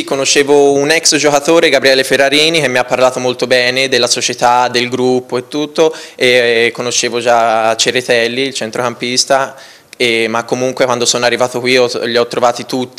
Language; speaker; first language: Italian; native; Italian